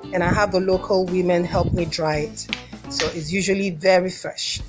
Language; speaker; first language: English; non-native, local second language; Igbo